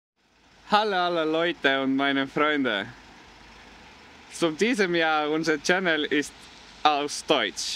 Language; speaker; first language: German; non-native, learner; Estonian